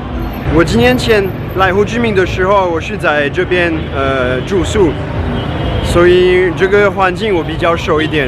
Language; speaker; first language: Chinese; non-native, fluent; French